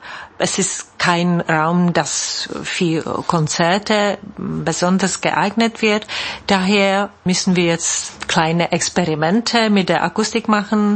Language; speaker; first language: German; non-native, fluent; Czech